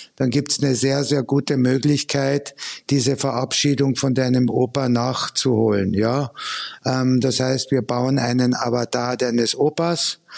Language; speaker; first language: German; native; German